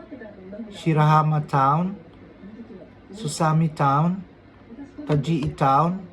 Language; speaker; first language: English; non-native, local second language; Filipino